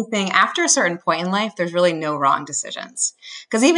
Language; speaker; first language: English; native; English